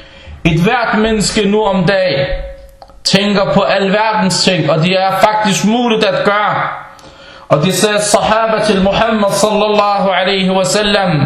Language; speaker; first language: Danish; non-native, fluent; Arabic